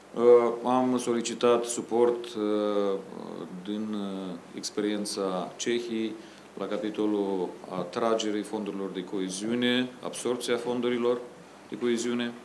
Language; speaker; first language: Romanian; native; Romanian